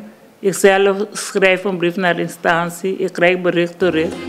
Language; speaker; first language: Dutch; non-native, learner; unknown